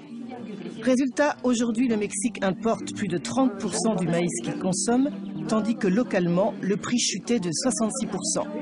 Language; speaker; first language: French; native; French